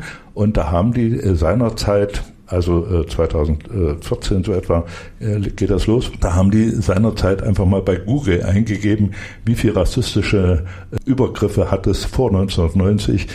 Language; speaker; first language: German; native; German